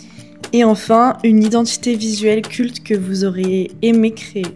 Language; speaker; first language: French; native; French